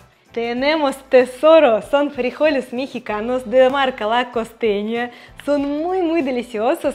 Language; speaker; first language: Spanish; non-native, fluent; Russian